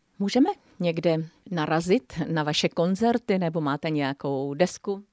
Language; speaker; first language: Czech; native; Czech